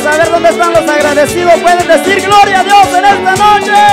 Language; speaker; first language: Spanish; native; Spanish